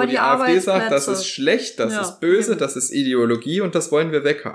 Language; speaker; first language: German; native; German